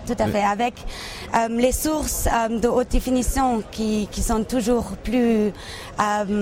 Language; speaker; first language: French; non-native, local second language; Dutch